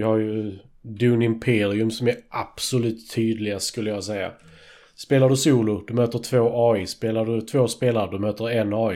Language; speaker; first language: Swedish; native; Swedish